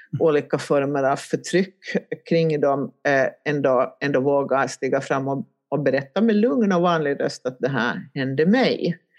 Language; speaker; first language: Swedish; native; Swedish